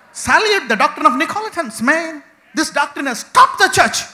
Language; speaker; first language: English; non-native, local second language; Telugu